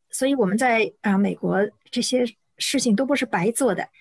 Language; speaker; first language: Chinese; native; Chinese